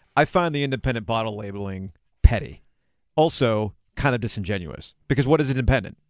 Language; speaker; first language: English; early bilingual, other home language; Spanish